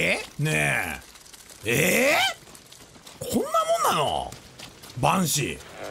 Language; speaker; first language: Japanese; native; Japanese